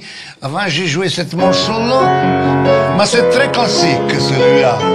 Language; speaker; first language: French; non-native, fluent; Italian